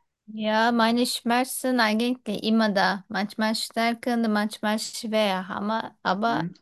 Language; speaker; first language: German; non-native, fluent; Turkish